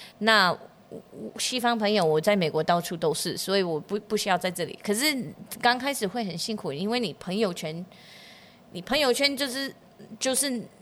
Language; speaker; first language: Chinese; non-native, fluent; English